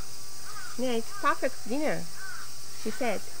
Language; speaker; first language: English; non-native, learner; Japanese